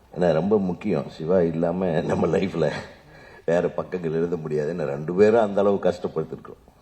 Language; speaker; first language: Tamil; native; Tamil